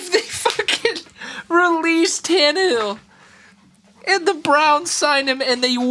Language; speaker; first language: English; native; English